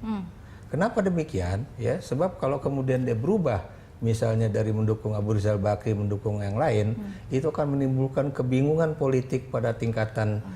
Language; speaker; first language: Indonesian; native; Indonesian